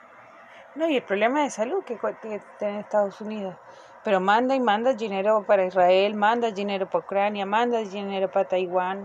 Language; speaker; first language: Portuguese; non-native, fluent; Spanish